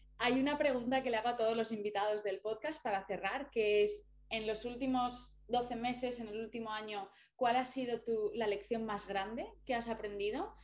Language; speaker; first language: Spanish; native; Spanish